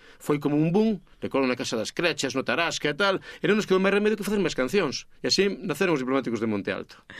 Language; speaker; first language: Galician; native; Galician